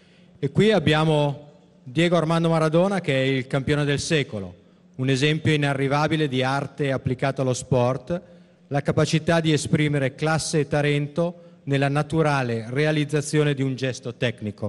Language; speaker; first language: Italian; native; Italian